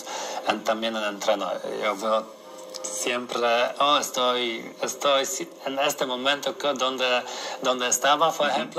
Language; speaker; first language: Spanish; non-native, learner; Polish